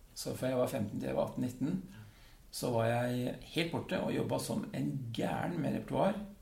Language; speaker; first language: Norwegian; early bilingual, other home language; Dutch